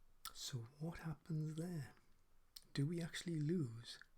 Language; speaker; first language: English; native; English